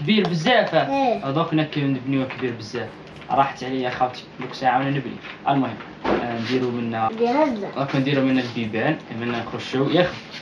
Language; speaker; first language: Arabic; native; Arabic